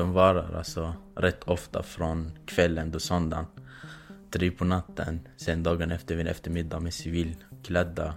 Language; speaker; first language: Swedish; non-native, fluent; Kurdish